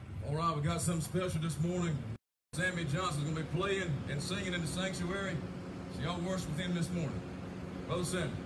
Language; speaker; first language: English; native; English